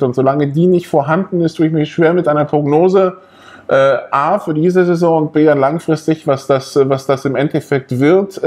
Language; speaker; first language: German; native; German